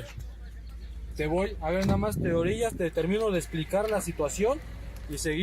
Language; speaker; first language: Spanish; native; Spanish